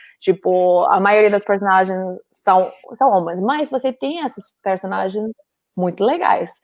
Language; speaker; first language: Portuguese; non-native, fluent; English